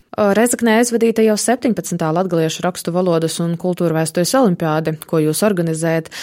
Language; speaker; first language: Latvian; native; Latvian